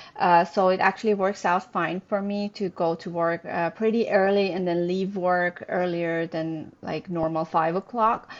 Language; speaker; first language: English; non-native, fluent; Persian